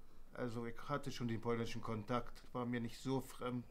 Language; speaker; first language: German; native; German